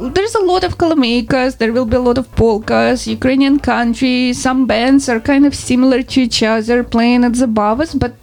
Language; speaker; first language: English; non-native, fluent; Ukrainian